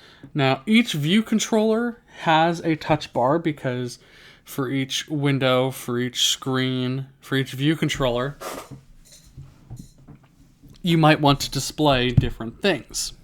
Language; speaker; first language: English; native; English